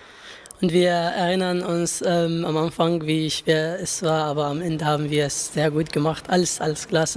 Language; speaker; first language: German; non-native, learner; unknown